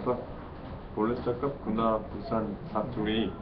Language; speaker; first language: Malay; non-native, learner; Korean